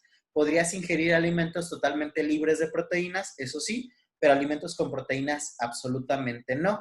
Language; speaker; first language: Spanish; native; Spanish